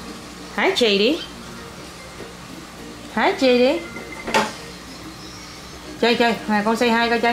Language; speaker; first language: Vietnamese; native; Vietnamese